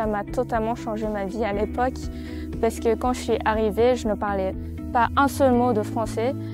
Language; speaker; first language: French; non-native, fluent; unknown